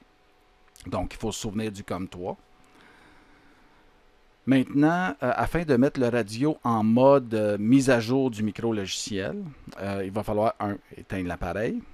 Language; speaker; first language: French; native; French